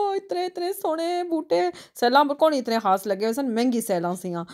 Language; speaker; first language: Punjabi; early bilingual, heritage; Punjabi